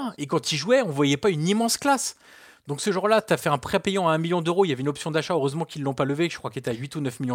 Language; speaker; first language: French; native; French